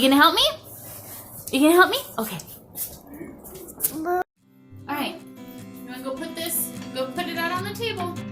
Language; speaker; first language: English; native; English